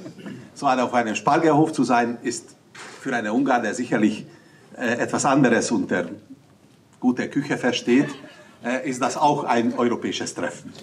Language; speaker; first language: German; non-native, fluent; Hungarian